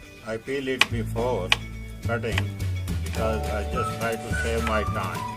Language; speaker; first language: English; non-native, learner; Punjabi